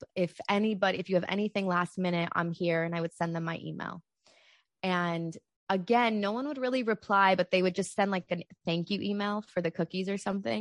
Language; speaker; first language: English; native; English